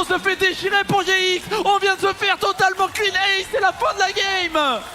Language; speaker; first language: French; native; French